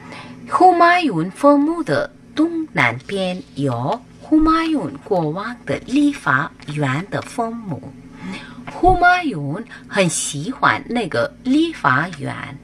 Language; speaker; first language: Chinese; non-native, fluent; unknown